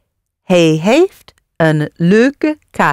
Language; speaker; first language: Dutch; non-native, learner; English